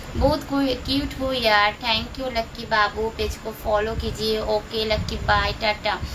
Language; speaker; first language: Hindi; non-native, local second language; Bangla